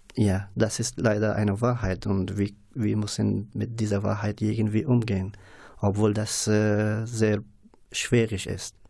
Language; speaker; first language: German; non-native, fluent; Persian